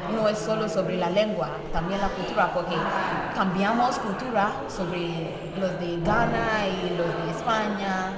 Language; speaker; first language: Spanish; non-native, learner; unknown